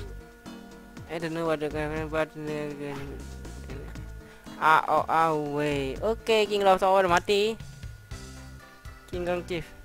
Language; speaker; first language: English; non-native, learner; Indonesian